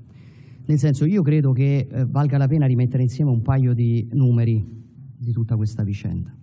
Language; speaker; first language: Italian; native; Italian